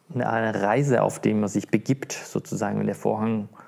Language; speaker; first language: German; native; German